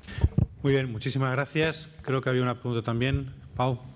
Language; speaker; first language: Spanish; native; Spanish